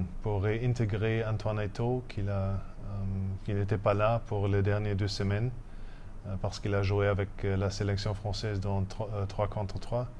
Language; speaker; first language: French; non-native, fluent; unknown